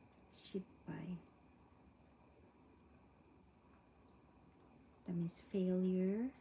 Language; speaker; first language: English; non-native, local second language; Filipino